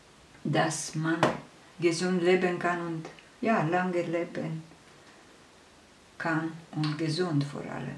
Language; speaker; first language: German; non-native, fluent; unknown